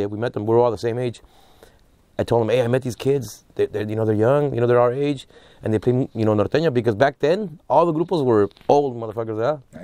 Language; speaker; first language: English; early bilingual, other home language; Spanish